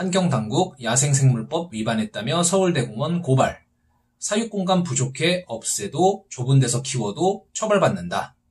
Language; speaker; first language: Korean; native; Korean